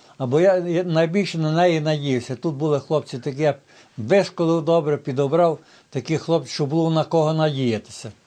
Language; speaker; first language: Ukrainian; native; Ukrainian